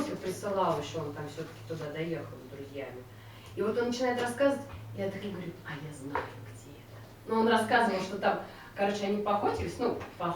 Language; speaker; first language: Russian; native; Russian